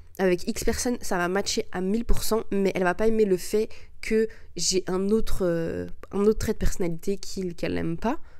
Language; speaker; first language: French; early bilingual, other home language; Arabic